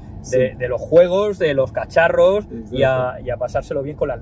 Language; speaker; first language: Spanish; native; Spanish